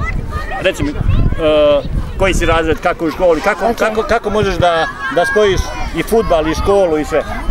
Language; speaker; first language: Serbian; native; Serbian